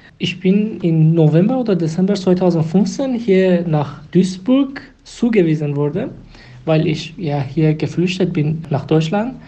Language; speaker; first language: German; non-native, fluent; Persian